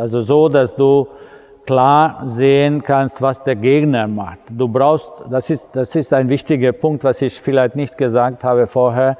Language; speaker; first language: German; non-native, fluent; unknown